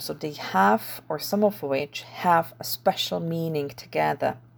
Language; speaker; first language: English; non-native, fluent; Czech